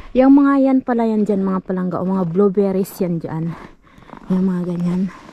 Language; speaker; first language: Filipino; non-native, local second language; Hiligaynon